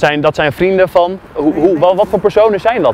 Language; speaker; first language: Dutch; native; Dutch